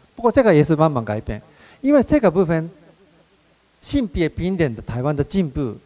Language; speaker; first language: Chinese; non-native, fluent; Japanese